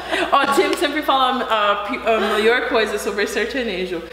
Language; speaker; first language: Portuguese; non-native, learner; English